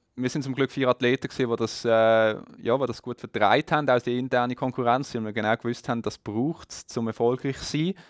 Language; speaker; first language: German; native; German